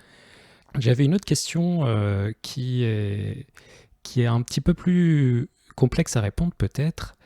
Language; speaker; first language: French; native; French